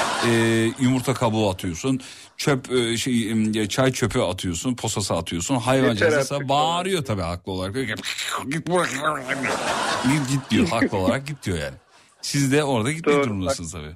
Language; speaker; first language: Turkish; native; Turkish